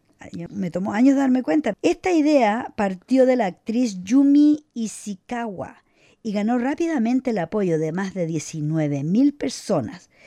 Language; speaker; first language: Spanish; non-native, fluent; Italian